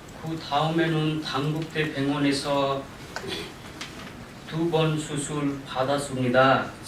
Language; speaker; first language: Korean; non-native, learner; Nepali